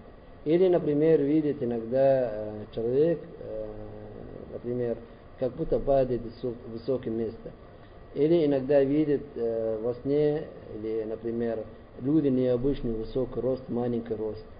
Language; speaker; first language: Russian; non-native, learner; Arabic